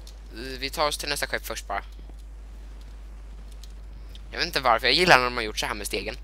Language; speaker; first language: Swedish; native; Swedish